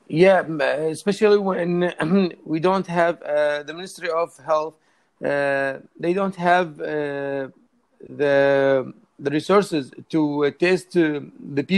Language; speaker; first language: English; non-native, learner; Arabic